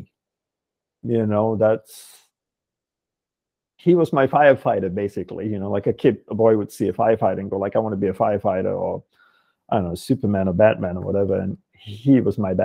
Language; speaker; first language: English; non-native, local second language; Tamil